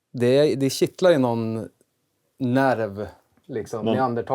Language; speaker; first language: Swedish; native; Swedish